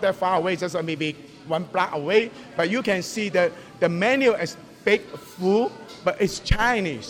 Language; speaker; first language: English; non-native, local second language; Cantonese